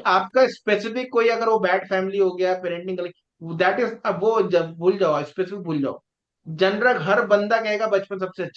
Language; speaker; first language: Hindi; native; Hindi